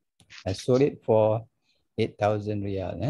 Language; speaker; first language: English; non-native, local second language; Malay